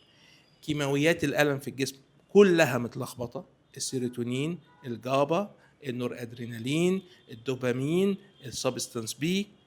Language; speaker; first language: Arabic; native; Arabic